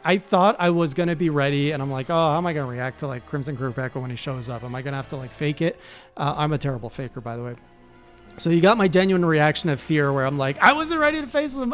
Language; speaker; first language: English; native; English